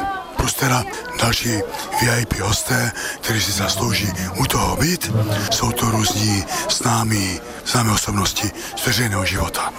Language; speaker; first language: Czech; native; Czech